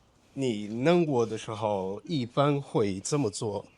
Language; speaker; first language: Chinese; non-native, learner; Portuguese